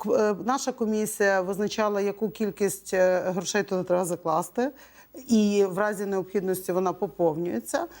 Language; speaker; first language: Ukrainian; native; Ukrainian